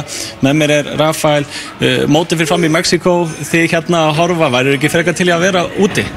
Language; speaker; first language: Icelandic; native; Icelandic